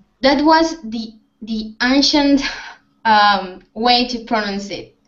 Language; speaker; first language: English; non-native, fluent; Spanish